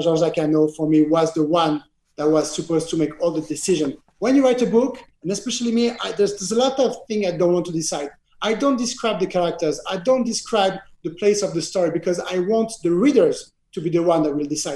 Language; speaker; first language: English; non-native, fluent; French